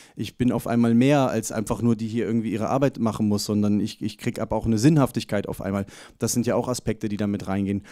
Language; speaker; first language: German; native; German